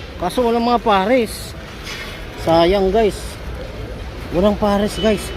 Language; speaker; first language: Filipino; non-native, local second language; Cebuano